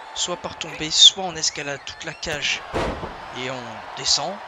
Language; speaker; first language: French; native; French